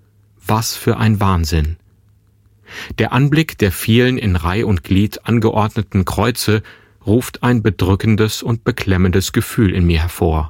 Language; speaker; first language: German; native; German